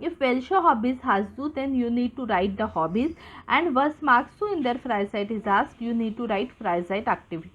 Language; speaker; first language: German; non-native, fluent; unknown